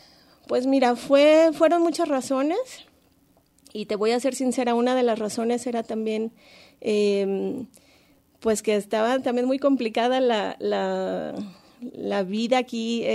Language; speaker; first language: Spanish; native; Spanish